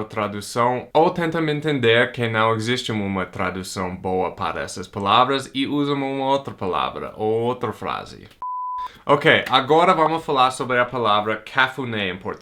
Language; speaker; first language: Portuguese; non-native, fluent; English